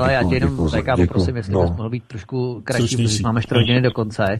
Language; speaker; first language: Czech; native; Czech